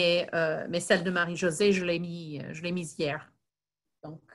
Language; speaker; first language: French; non-native, fluent; English